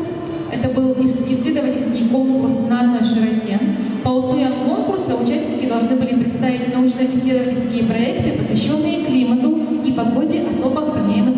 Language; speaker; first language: Russian; native; Russian